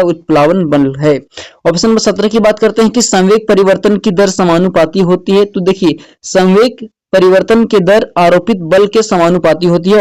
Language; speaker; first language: Hindi; native; Hindi